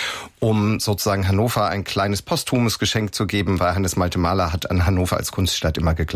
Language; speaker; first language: German; native; German